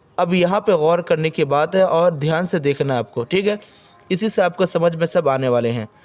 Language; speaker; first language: Hindi; native; Hindi